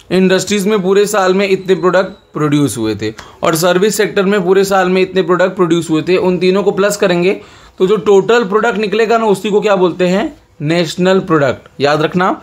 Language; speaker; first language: Hindi; non-native, local second language; Gujarati